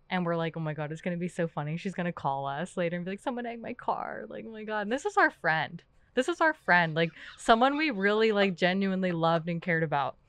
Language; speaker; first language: English; native; English